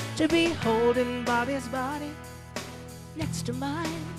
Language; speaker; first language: English; native; English